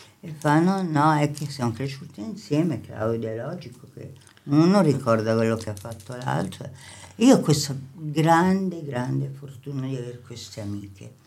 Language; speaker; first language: Italian; native; Italian